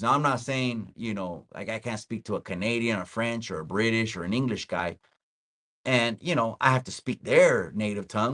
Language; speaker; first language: English; early bilingual, other home language; Spanish